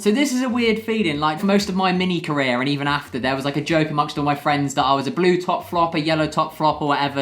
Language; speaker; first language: English; native; English